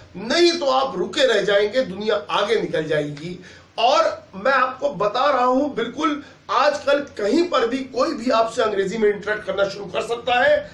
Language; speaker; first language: Hindi; native; Hindi